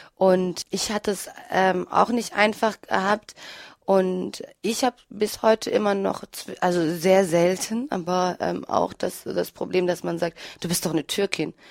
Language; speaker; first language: German; early bilingual, other home language; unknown